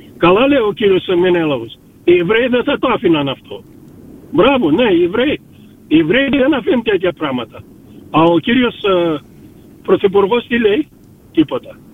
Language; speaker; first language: Greek; early bilingual, heritage; Greek